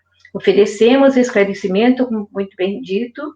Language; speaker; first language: Portuguese; native; Portuguese